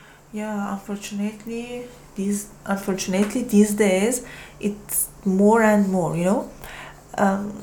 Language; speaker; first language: English; non-native, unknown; Persian